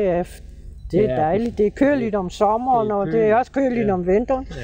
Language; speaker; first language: Danish; native; Danish